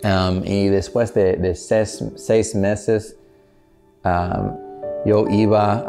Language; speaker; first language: Spanish; non-native, learner; English